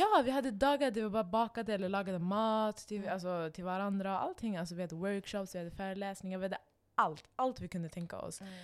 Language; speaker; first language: Swedish; non-native, local second language; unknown